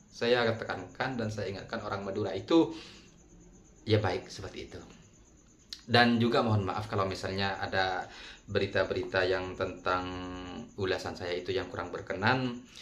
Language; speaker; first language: Indonesian; non-native, local second language; Madurese